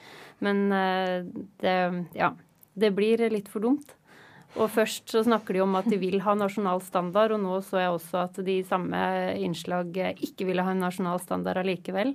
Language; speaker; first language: Norwegian; native; Norwegian